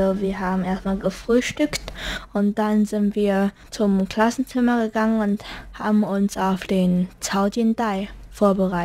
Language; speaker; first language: German; early bilingual, heritage; German